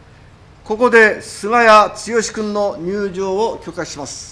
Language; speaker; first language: Japanese; native; Japanese